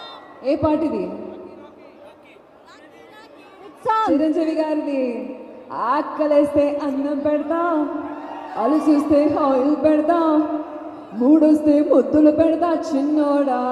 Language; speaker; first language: Telugu; non-native, fluent; Malayalam